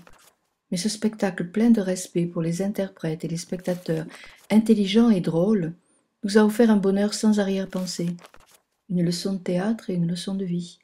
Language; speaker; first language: French; native; French